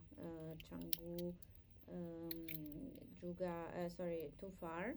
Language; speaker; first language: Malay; non-native, learner; English